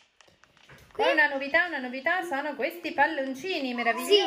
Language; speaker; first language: Italian; native; Italian